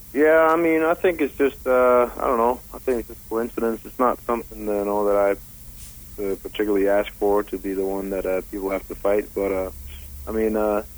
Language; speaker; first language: English; non-native, fluent; Danish